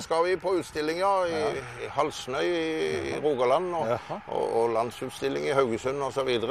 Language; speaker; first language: Norwegian; native; Norwegian